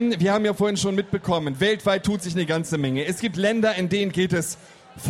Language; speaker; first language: German; native; German